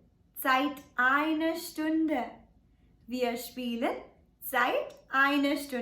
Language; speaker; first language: German; non-native, fluent; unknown